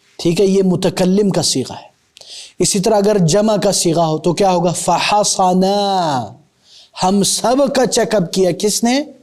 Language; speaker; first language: Urdu; native; Urdu